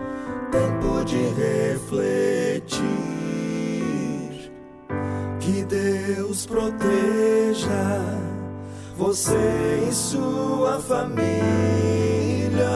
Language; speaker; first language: Portuguese; native; Portuguese